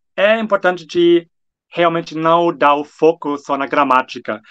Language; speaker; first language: Portuguese; non-native, fluent; German